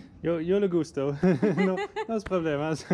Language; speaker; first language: Spanish; non-native, learner; English